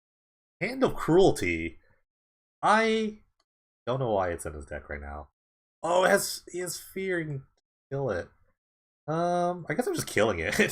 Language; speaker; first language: English; native; English